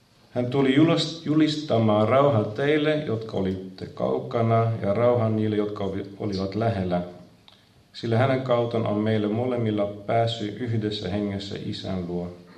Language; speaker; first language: Finnish; non-native, fluent; Dutch